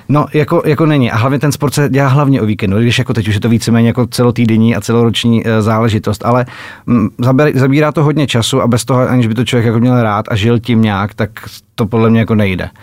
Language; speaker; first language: Czech; native; Czech